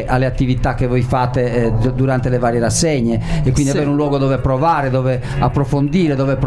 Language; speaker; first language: Italian; native; Italian